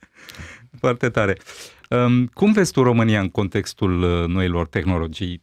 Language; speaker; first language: Romanian; native; Romanian